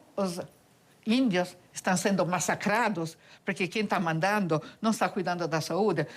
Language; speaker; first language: Portuguese; non-native, fluent; Italian